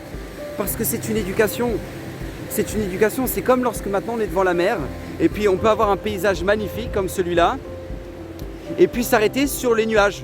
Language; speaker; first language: French; native; French